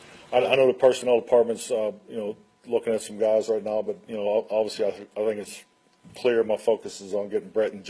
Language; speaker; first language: English; native; English